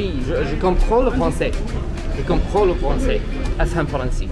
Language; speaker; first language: French; non-native, learner; Arabic